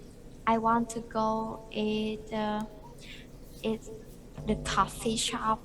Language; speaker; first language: English; non-native, learner; Vietnamese